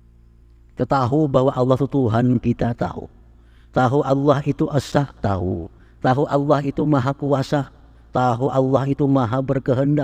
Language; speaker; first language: Indonesian; non-native, local second language; Banjar